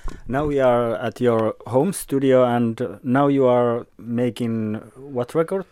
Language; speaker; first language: English; non-native, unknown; Finnish